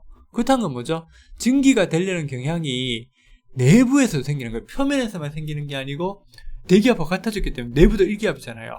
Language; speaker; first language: Korean; native; Korean